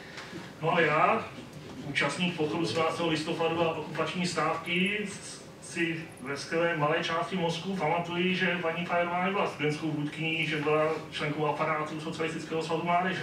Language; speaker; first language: Czech; native; Czech